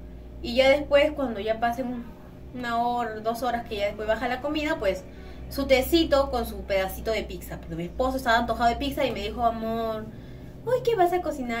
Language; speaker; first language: Spanish; native; Spanish